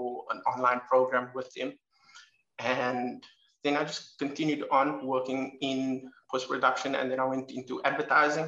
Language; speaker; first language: English; native; English